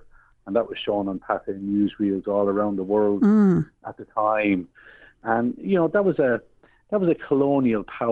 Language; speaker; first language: English; native; English